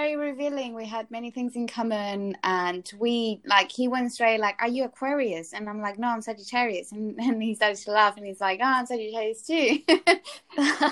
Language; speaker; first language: English; non-native, fluent; Spanish